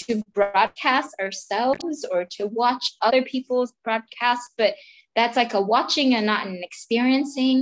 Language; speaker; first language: English; native; English